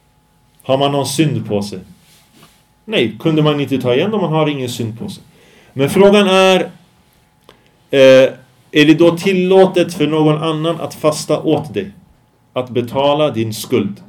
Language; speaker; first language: Swedish; early bilingual, other home language; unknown